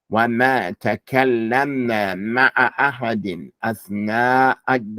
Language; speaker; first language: Arabic; non-native, fluent; English